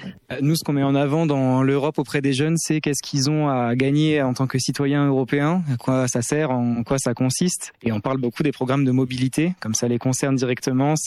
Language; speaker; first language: French; native; French